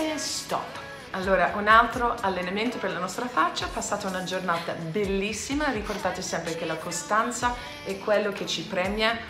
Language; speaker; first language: Italian; non-native, fluent; English